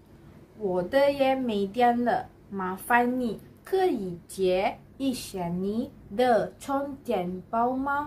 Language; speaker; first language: Chinese; non-native, learner; Malay